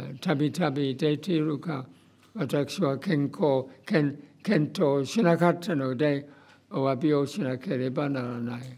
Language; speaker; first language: Japanese; non-native, fluent; English